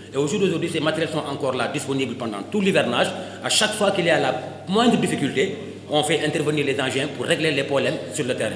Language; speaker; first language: French; non-native, local second language; Wolof